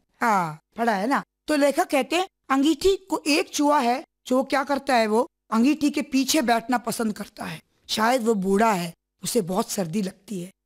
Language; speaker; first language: Hindi; non-native, local second language; Malayalam